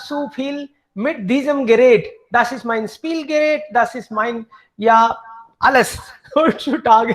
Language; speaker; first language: German; non-native, fluent; Hindi